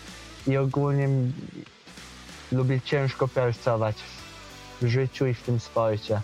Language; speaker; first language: Polish; early bilingual, heritage; Polish